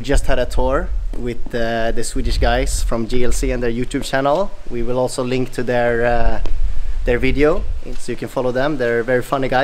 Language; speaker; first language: English; non-native, fluent; Swedish